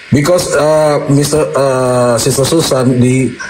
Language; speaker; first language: English; non-native, learner; Indonesian